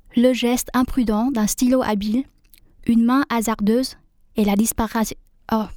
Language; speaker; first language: French; non-native, fluent; Vietnamese